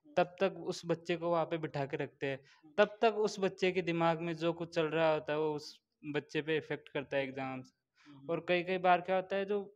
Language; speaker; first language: Hindi; native; Hindi